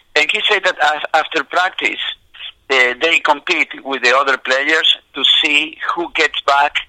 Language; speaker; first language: English; non-native, fluent; Spanish